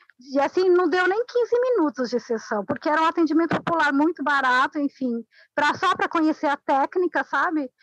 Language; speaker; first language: Portuguese; non-native, fluent; Spanish